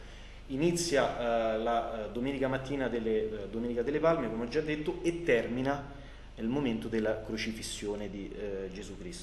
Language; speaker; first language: Italian; native; Italian